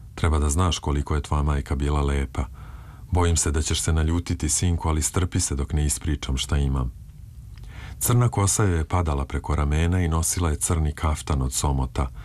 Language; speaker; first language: Serbian; native; Serbian